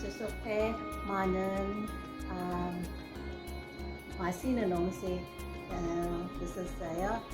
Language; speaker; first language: Korean; non-native, learner; Cebuano